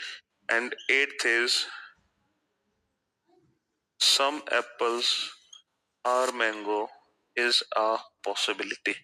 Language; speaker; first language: English; non-native, local second language; Hindi